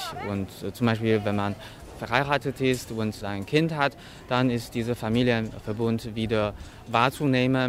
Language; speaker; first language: German; non-native, fluent; Chinese